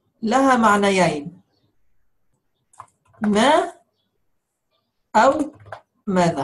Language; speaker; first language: Arabic; native; Arabic